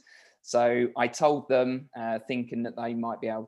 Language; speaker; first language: English; native; English